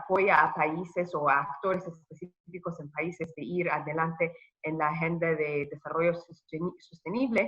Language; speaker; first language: Spanish; non-native, fluent; English